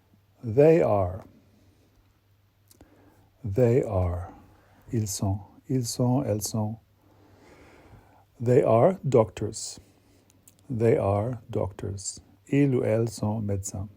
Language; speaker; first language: French; non-native, fluent; English